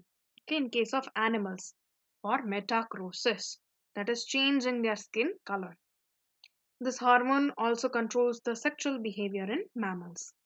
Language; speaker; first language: English; non-native, local second language; Hindi